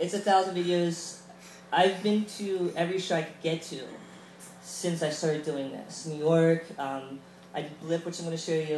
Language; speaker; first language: English; native; English